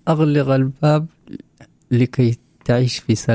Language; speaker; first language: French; non-native, learner; Arabic